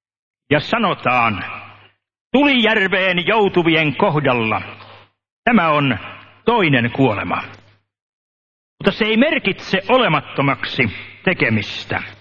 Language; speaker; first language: Finnish; native; Finnish